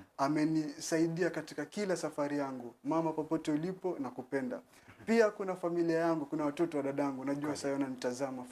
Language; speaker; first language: Swahili; native; Swahili